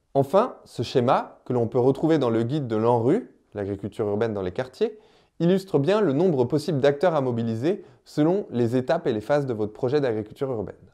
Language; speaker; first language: French; native; French